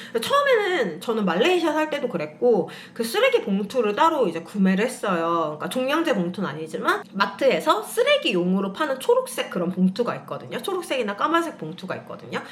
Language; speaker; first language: Korean; native; Korean